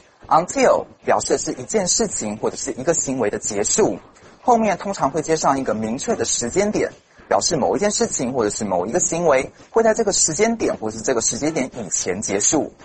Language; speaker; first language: Chinese; native; Chinese